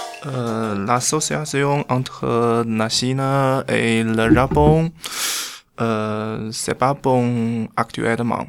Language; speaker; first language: French; non-native, learner; Chinese